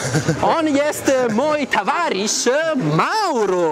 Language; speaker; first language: Russian; non-native, learner; Italian